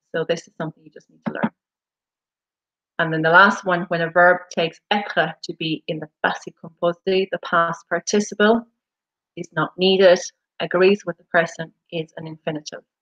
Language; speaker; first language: English; native; English